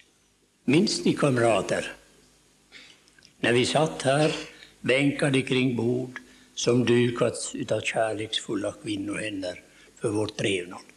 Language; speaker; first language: Swedish; native; Swedish